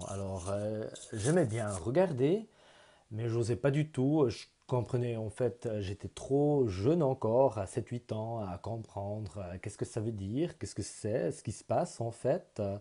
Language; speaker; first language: French; non-native, local second language; German